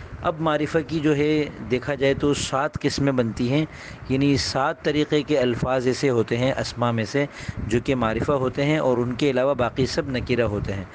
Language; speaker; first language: Urdu; native; Urdu